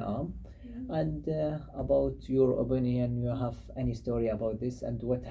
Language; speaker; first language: English; non-native, learner; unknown